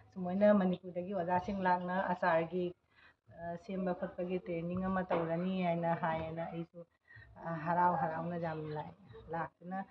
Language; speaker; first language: Manipuri; native; Manipuri